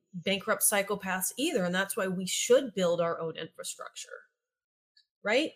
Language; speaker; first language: English; native; English